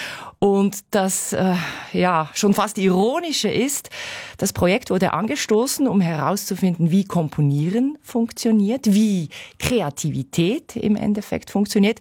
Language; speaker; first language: German; native; German